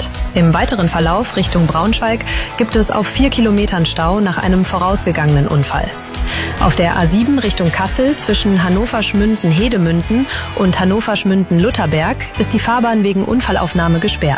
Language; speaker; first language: German; native; German